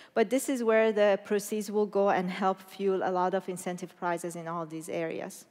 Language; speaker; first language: English; non-native, fluent; Persian